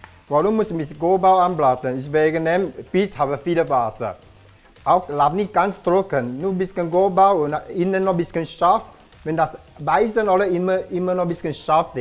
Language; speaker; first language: German; non-native, learner; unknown